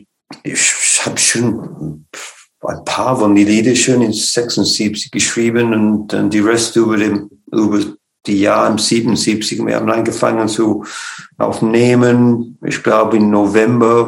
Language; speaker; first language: German; non-native, fluent; English